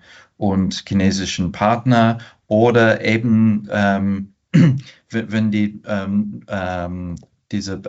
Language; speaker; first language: German; non-native, fluent; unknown